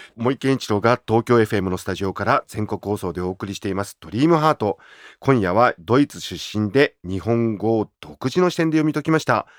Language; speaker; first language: Japanese; native; Japanese